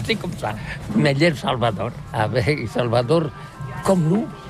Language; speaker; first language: French; non-native, learner; Catalan